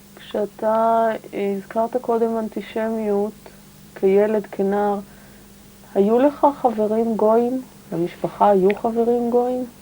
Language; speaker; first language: Hebrew; native; Hebrew